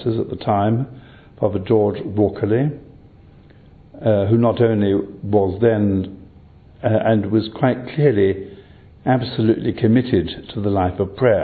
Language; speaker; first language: English; native; English